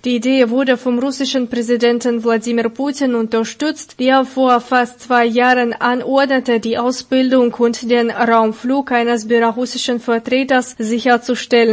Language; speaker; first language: German; non-native, fluent; Russian